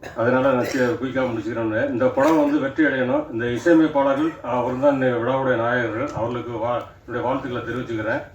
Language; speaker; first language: Tamil; native; Tamil